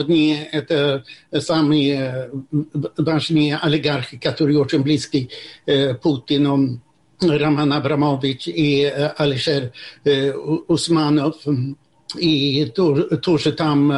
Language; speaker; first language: Russian; non-native, fluent; Swedish